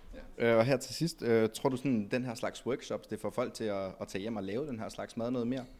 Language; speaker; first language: Danish; native; Danish